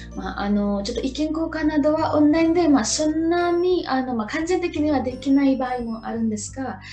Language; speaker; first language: Japanese; non-native, fluent; Marathi